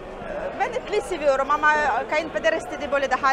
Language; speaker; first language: Turkish; non-native, learner; Russian